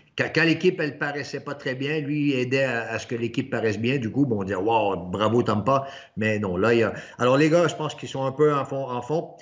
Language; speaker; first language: French; native; French